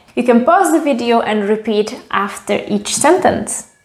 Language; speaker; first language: English; non-native, fluent; Czech